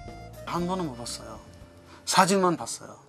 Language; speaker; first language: Korean; non-native, learner; Bangla